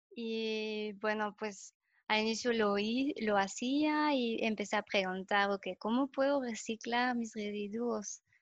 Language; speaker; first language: Spanish; non-native, fluent; French